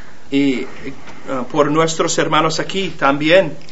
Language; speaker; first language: Spanish; non-native, learner; English